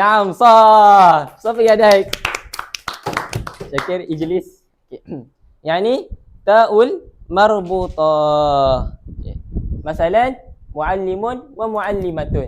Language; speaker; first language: Arabic; non-native, learner; Malay